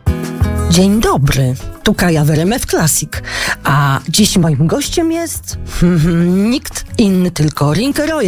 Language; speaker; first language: Polish; native; Polish